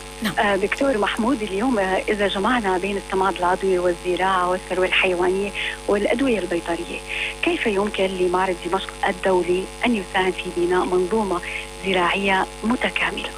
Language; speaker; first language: Arabic; native; Arabic